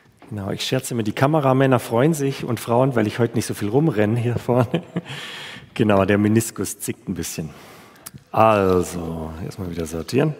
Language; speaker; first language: German; native; German